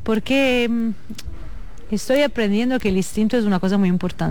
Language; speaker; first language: Spanish; non-native, fluent; Italian